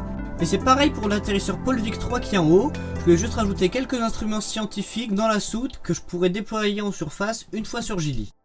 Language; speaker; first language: French; native; French